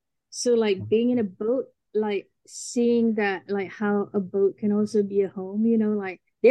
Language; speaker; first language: English; non-native, local second language; Malay